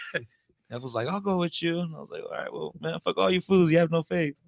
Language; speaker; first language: English; early bilingual, other home language; Spanish